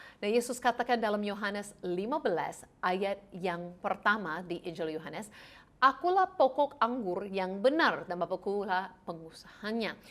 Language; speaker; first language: Indonesian; non-native, fluent; English